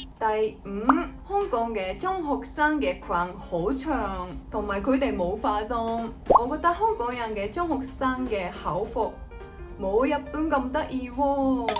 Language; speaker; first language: Cantonese; non-native, fluent; Japanese